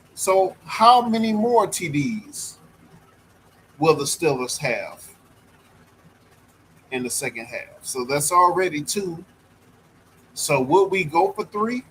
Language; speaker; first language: English; native; English